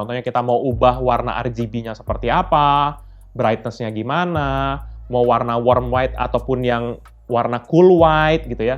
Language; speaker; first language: Indonesian; native; Indonesian